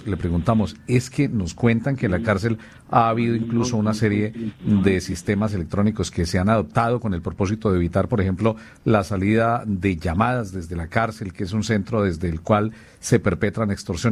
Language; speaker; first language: Spanish; native; Spanish